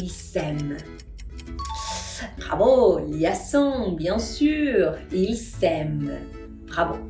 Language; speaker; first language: French; non-native, fluent; Spanish